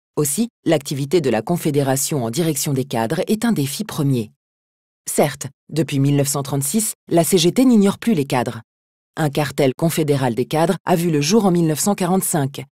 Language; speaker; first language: French; native; French